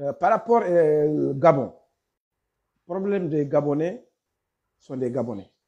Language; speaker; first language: French; non-native, local second language; Wolof